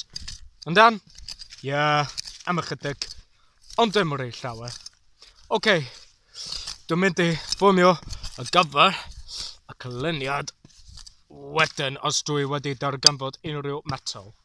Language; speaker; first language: Welsh; non-native, learner; English